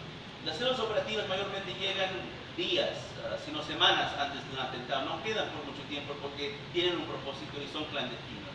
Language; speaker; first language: Spanish; early bilingual, heritage; Spanish